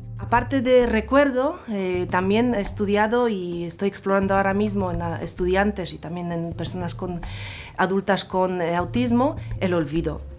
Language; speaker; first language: Spanish; non-native, fluent; Polish